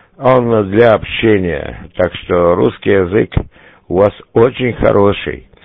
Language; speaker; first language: Russian; native; Russian